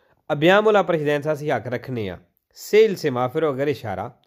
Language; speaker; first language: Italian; non-native, learner; Punjabi